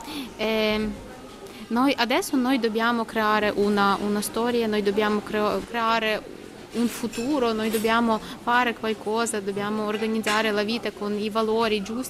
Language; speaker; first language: Italian; non-native, learner; Ukrainian